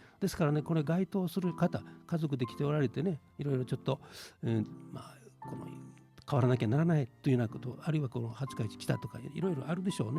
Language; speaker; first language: Japanese; native; Japanese